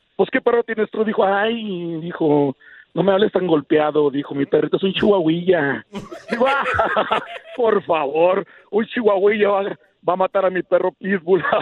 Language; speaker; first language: Spanish; native; Spanish